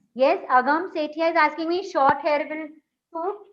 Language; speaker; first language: English; non-native, local second language; Gujarati